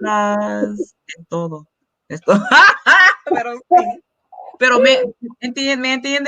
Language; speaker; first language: Spanish; non-native, learner; English